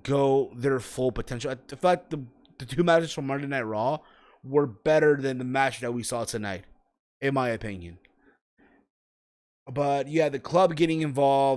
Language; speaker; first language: English; native; English